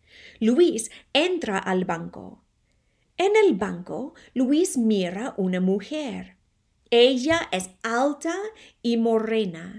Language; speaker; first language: Spanish; non-native, fluent; English